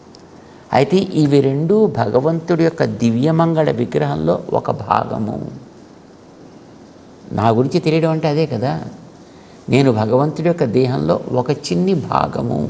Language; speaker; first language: Telugu; native; Telugu